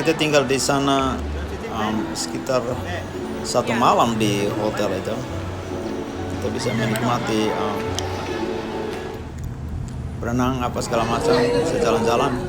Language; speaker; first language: Indonesian; non-native, local second language; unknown